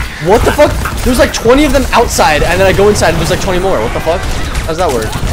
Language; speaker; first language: English; native; English